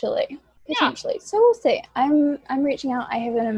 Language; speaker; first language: English; native; English